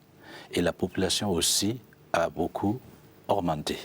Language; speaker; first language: French; non-native, local second language; Mossi